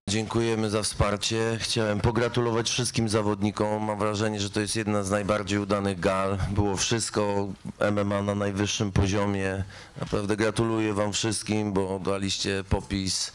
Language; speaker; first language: Polish; native; Polish